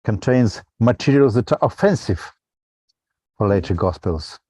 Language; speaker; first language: English; non-native, fluent; Russian